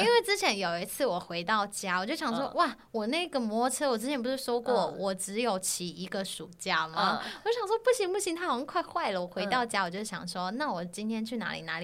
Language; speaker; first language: Chinese; native; Chinese